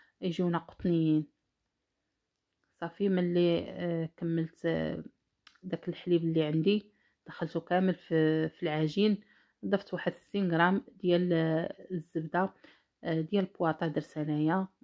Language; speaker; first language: Arabic; native; Arabic